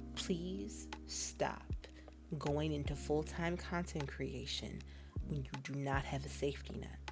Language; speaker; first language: English; native; English